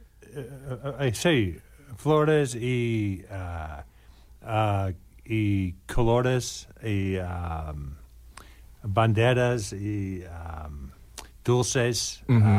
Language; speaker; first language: Spanish; non-native, learner; English